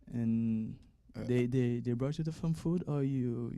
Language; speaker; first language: English; non-native, learner; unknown